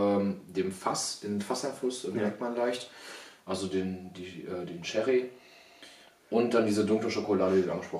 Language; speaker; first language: German; native; German